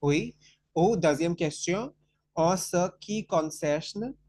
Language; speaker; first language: French; non-native, fluent; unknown